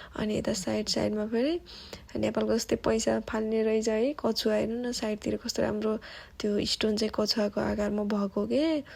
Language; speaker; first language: Nepali; native; Nepali